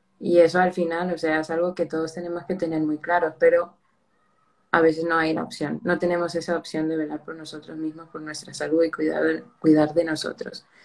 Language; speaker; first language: Spanish; early bilingual, heritage; Spanish